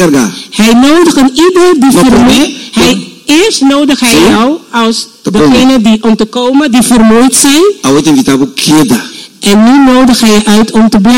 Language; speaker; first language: Dutch; non-native, local second language; Papiamento